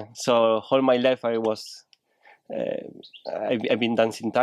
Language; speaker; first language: English; non-native, learner; Spanish